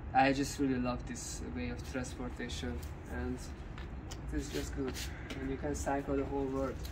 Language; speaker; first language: English; non-native, fluent; Hungarian